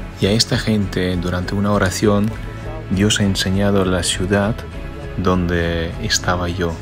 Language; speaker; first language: Spanish; non-native, fluent; Ukrainian